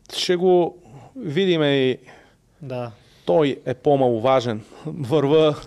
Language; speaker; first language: Bulgarian; native; Bulgarian